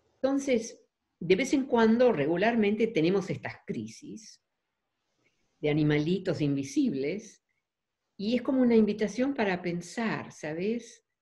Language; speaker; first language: Spanish; non-native, fluent; Dutch